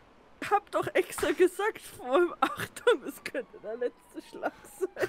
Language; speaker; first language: German; native; German